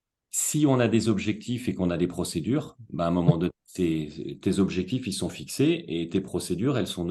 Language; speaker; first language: French; native; French